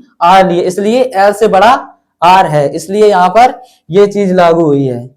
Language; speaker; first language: Hindi; native; Hindi